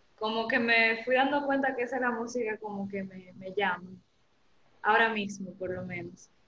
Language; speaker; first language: Spanish; early bilingual, other home language; French